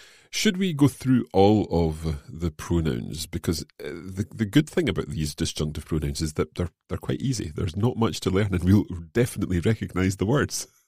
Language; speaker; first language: English; native; English